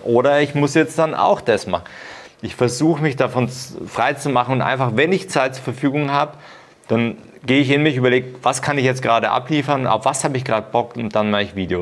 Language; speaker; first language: German; native; German